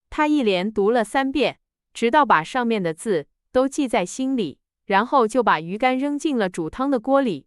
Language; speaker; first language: Chinese; native; Chinese